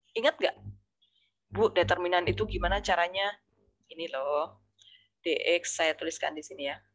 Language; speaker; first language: Indonesian; native; Indonesian